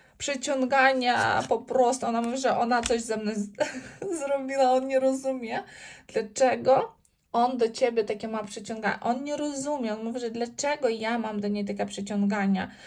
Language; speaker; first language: Polish; non-native, learner; Ukrainian